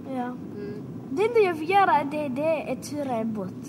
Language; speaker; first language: Swedish; non-native, local second language; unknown